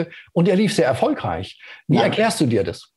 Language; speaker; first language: German; native; German